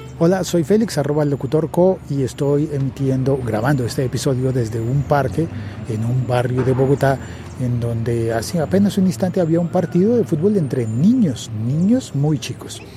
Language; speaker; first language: Spanish; native; Spanish